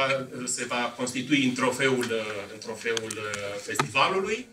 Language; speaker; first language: Romanian; native; Romanian